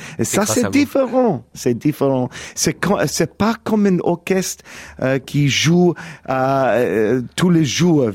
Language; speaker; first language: French; non-native, learner; English